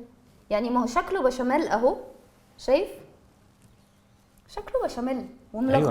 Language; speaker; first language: Arabic; native; Arabic